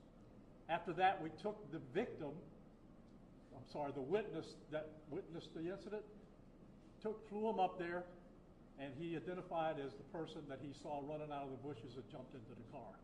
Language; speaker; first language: English; native; English